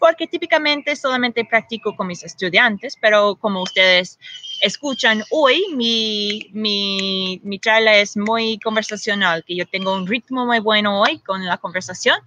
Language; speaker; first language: Spanish; non-native, fluent; English